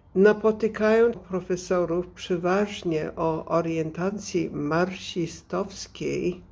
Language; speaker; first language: Polish; early bilingual, other home language; English